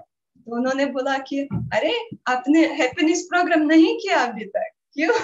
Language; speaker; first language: Hindi; non-native, learner; Russian